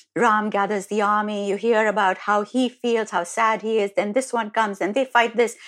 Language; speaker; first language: English; non-native, local second language; Hindi